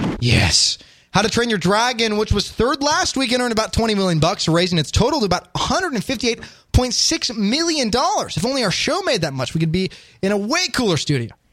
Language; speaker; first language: English; native; English